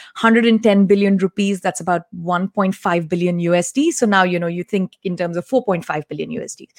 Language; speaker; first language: English; non-native, local second language; Tamil